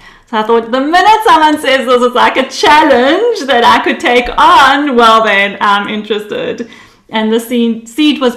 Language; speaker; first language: English; early bilingual, other home language; Hebrew